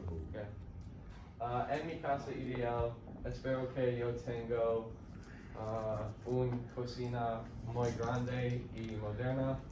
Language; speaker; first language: Spanish; non-native, learner; English